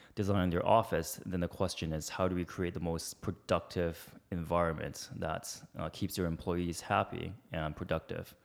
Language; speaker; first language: English; early bilingual, other home language; Chinese